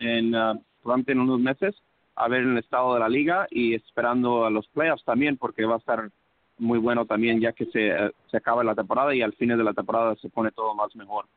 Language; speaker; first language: Spanish; early bilingual, heritage; English